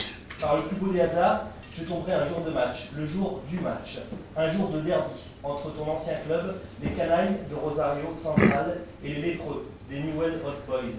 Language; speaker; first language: French; native; French